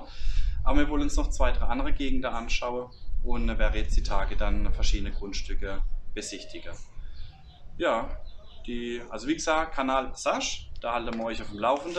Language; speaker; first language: German; native; German